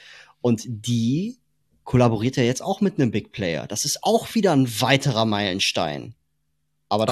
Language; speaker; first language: German; native; German